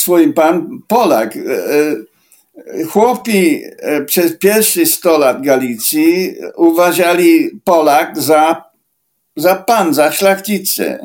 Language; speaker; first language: Polish; non-native, fluent; English